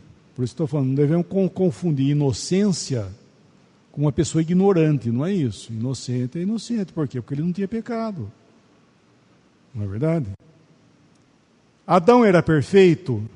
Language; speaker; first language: Portuguese; native; Portuguese